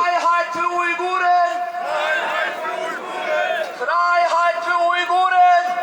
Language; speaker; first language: German; native; German